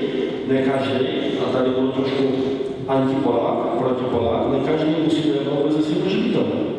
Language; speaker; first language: Czech; non-native, fluent; Polish